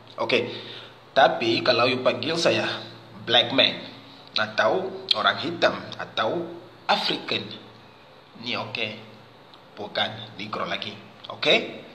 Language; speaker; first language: Malay; non-native, fluent; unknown